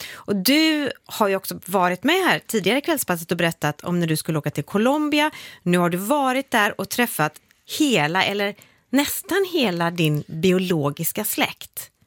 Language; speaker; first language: Swedish; native; Swedish